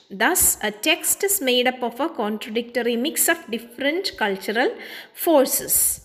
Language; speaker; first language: English; non-native, local second language; Malayalam